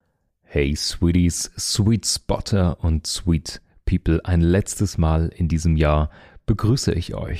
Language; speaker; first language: German; native; German